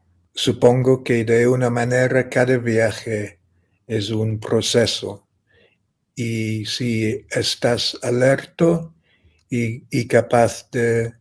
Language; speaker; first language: Spanish; non-native, fluent; English